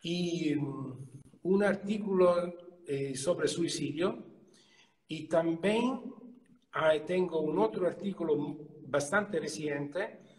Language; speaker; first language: Spanish; non-native, fluent; Italian